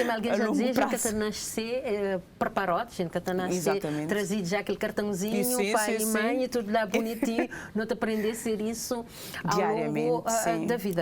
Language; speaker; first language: Portuguese; non-native, local second language; Kabuverdianu